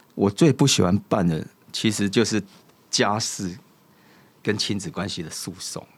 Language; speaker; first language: Chinese; native; Chinese